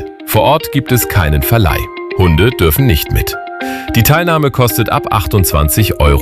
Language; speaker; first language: German; native; German